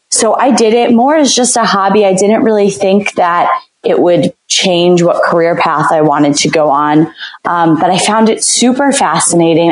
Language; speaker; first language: English; native; English